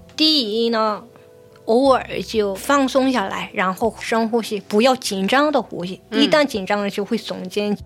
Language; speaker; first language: Chinese; non-native, fluent; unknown